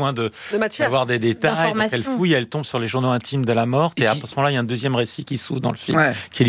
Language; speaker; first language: French; native; French